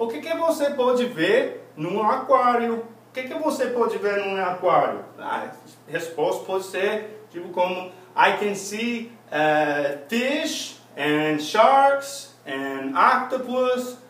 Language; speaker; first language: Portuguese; non-native, fluent; English